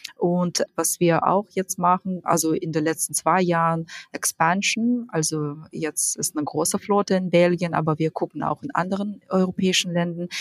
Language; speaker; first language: German; non-native, fluent; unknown